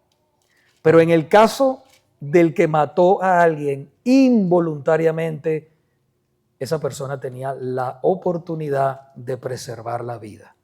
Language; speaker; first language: Spanish; native; Spanish